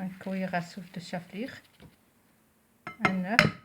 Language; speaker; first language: French; non-native, local second language; Arabic